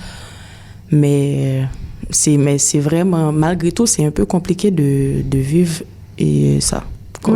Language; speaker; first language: French; non-native, local second language; Haitian Creole